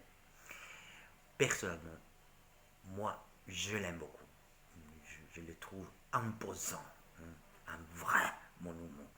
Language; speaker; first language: French; non-native, learner; Italian